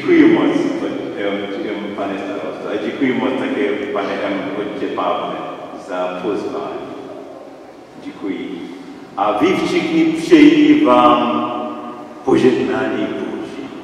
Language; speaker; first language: Czech; non-native, learner; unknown